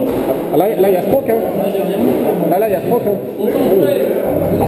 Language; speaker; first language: French; native; French